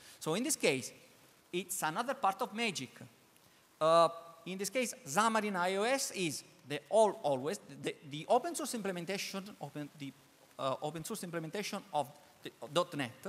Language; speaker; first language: English; non-native, learner; Italian